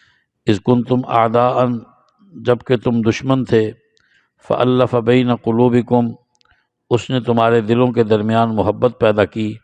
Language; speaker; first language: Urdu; non-native, local second language; Punjabi